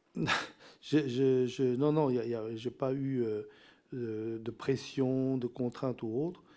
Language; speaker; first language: French; non-native, local second language; Min Nan Chinese